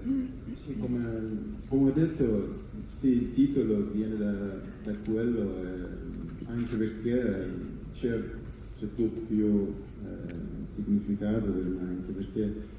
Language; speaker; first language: Italian; non-native, fluent; Persian